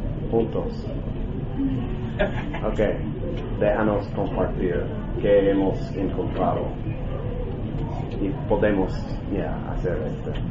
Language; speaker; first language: Spanish; non-native, learner; English